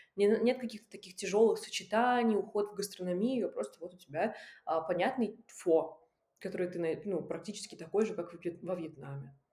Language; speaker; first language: Russian; native; Russian